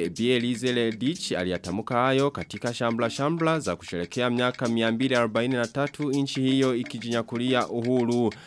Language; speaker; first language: Swahili; non-native, local second language; Rundi